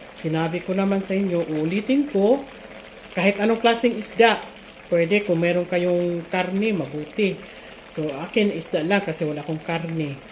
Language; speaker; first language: Filipino; non-native, local second language; Cebuano